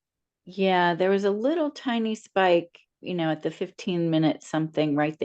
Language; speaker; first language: English; native; English